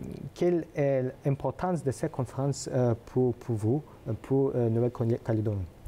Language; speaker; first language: French; non-native, learner; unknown